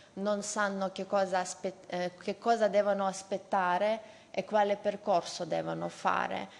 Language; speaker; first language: Italian; non-native, fluent; Ukrainian